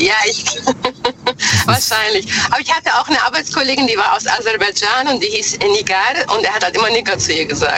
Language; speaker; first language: German; early bilingual, other home language; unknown